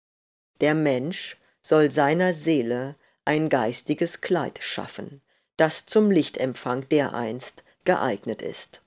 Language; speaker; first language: German; native; German